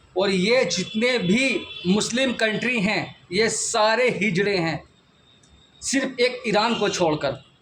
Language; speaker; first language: Hindi; native; Hindi